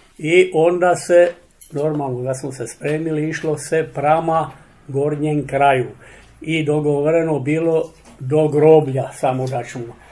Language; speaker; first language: Serbian; non-native, local second language; Czech